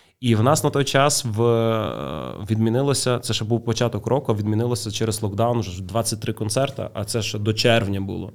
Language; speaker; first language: Ukrainian; native; Ukrainian